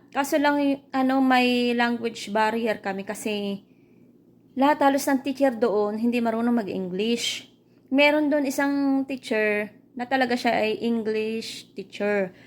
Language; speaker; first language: Filipino; native; Filipino